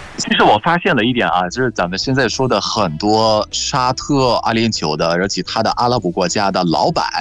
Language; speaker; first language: Chinese; non-native, fluent; Arabic